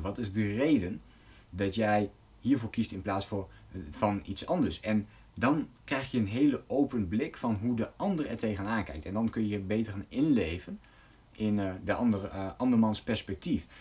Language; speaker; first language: Dutch; native; Dutch